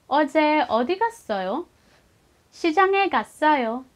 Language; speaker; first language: Korean; non-native, fluent; Filipino